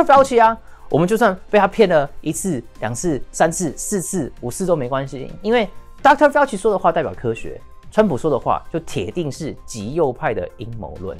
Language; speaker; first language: Chinese; native; Chinese